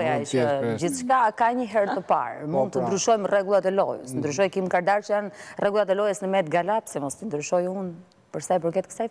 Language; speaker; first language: Albanian; native; Albanian